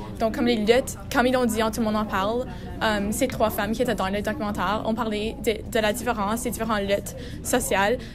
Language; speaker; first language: French; non-native, local second language; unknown